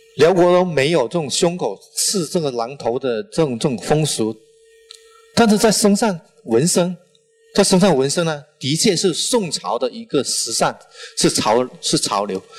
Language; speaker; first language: Chinese; non-native, local second language; Min Nan Chinese